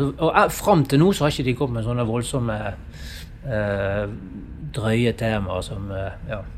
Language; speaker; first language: Norwegian; native; Norwegian